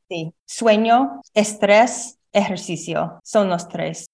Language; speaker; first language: Spanish; non-native, learner; English